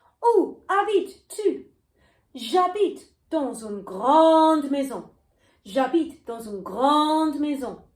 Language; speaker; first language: French; non-native, fluent; English